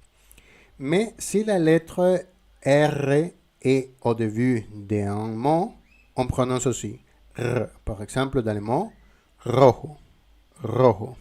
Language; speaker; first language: French; non-native, fluent; Spanish